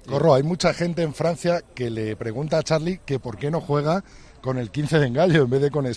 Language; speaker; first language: Spanish; native; Spanish